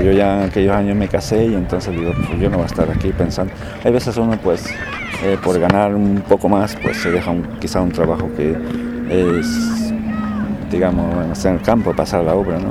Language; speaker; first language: Spanish; native; Spanish